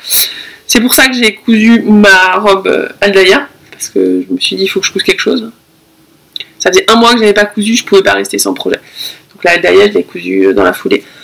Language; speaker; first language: French; native; French